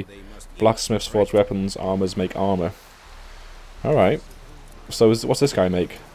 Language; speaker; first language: English; native; English